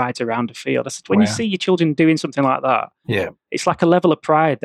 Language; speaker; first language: English; native; English